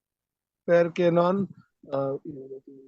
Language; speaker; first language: Italian; non-native, learner; Bangla